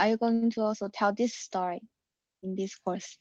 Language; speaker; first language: English; non-native, learner; Chinese